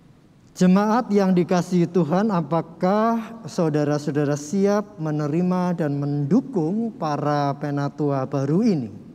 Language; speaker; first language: Indonesian; native; Indonesian